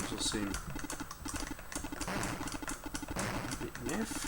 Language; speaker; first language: English; native; English